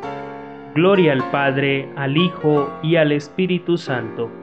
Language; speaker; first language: Spanish; native; Spanish